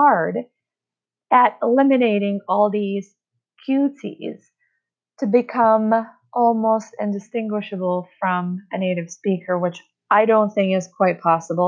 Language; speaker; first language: English; non-native, fluent; Czech